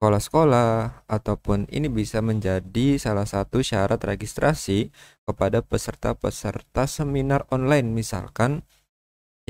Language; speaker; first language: Indonesian; native; Indonesian